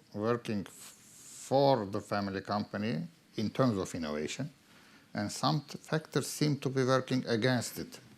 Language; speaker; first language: English; non-native, fluent; Turkish